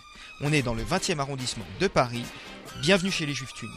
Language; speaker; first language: French; native; French